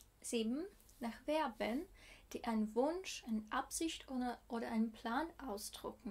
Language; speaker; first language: German; non-native, fluent; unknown